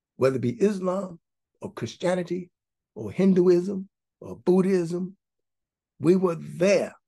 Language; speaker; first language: English; native; English